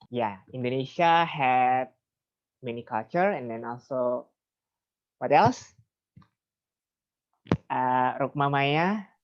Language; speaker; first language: English; non-native, fluent; Indonesian